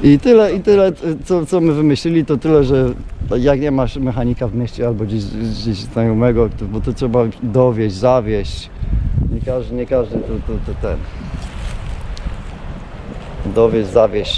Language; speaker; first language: Polish; native; Polish